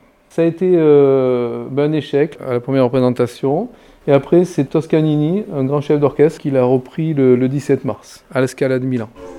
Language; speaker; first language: French; native; French